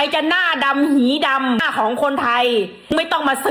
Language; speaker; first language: Thai; native; Thai